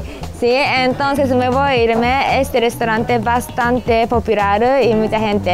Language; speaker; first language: Spanish; non-native, learner; Japanese